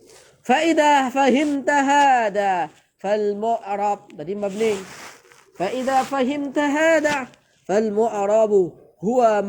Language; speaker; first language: Arabic; non-native, fluent; Indonesian